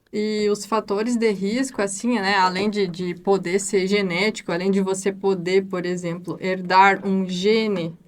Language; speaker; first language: Portuguese; native; Portuguese